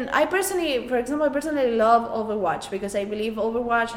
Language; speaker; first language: English; non-native, fluent; Spanish